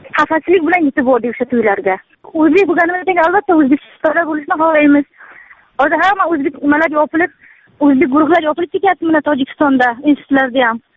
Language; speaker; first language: Uzbek; native; Uzbek